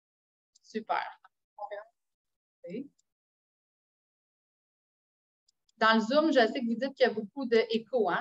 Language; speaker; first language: French; native; French